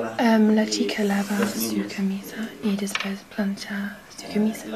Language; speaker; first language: Spanish; non-native, learner; English